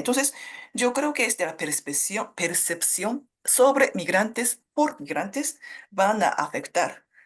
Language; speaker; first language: Spanish; non-native, fluent; Japanese